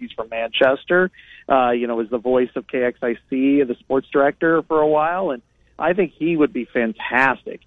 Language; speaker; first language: English; native; English